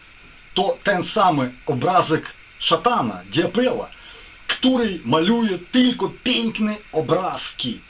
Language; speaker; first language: Polish; non-native, learner; Ukrainian